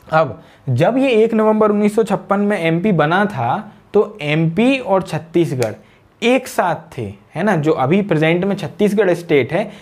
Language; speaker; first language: Hindi; native; Hindi